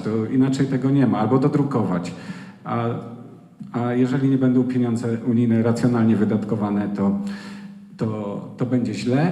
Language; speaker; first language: Polish; native; Polish